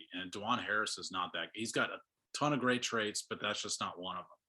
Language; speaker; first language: English; native; English